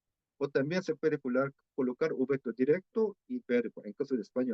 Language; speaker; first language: Spanish; non-native, fluent; Korean